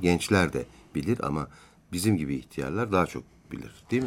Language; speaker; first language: Turkish; native; Turkish